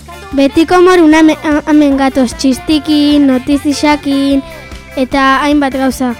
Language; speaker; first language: Basque; native; Basque